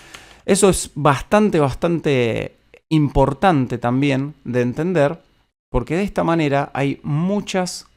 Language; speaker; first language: Spanish; native; Spanish